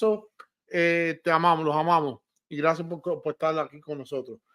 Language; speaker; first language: Spanish; early bilingual, heritage; Spanish